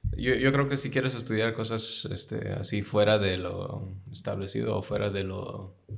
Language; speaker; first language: Spanish; non-native, fluent; English